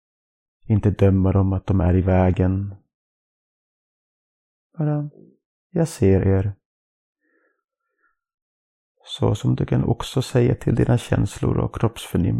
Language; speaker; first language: Swedish; non-native, fluent; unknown